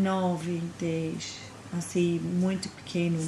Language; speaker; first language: Portuguese; non-native, fluent; English